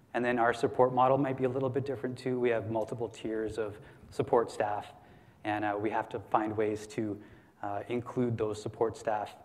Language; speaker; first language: English; native; English